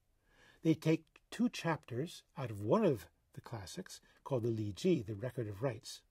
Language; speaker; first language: English; native; English